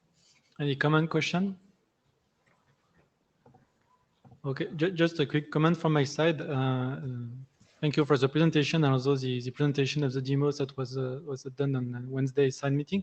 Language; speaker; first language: English; non-native, fluent; French